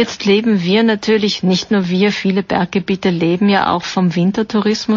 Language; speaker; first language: German; native; German